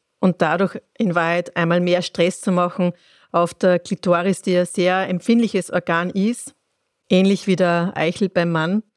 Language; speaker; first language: German; native; German